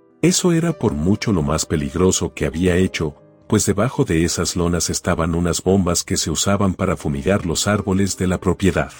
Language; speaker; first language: Spanish; native; Spanish